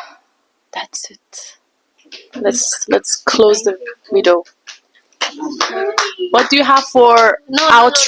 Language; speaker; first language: English; non-native, fluent; Persian